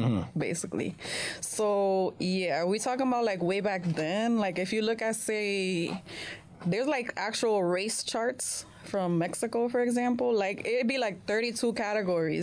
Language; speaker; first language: English; non-native, fluent; Spanish